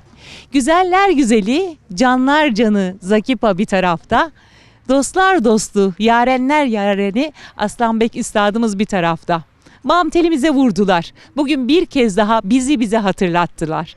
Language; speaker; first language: Turkish; native; Turkish